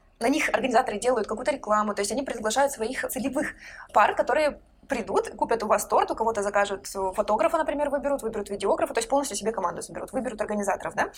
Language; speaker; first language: Russian; native; Russian